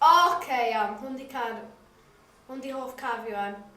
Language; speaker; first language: Welsh; non-native, local second language; English